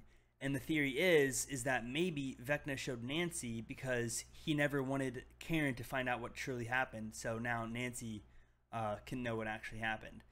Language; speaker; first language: English; native; English